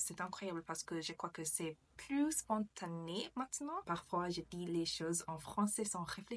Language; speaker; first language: French; non-native, learner; English